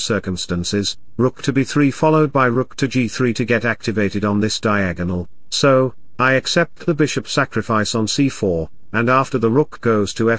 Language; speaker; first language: English; non-native, local second language; Hindi